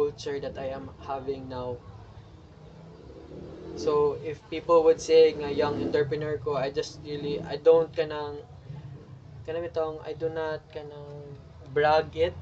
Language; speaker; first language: English; non-native, local second language; Cebuano